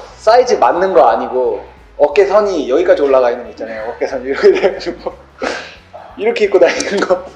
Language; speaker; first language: Korean; native; Korean